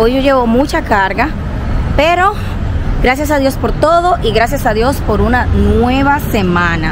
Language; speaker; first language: Spanish; native; Spanish